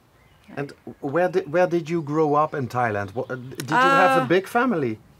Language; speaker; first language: English; non-native, fluent; Dutch